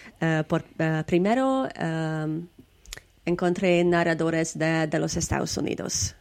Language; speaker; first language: Spanish; non-native, learner; Hungarian